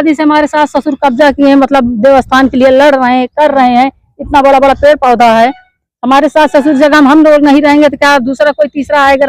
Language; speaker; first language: Hindi; native; Hindi